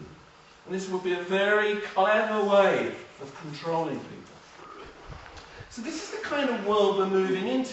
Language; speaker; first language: English; native; English